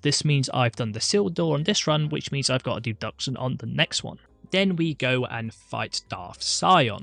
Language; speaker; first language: English; native; English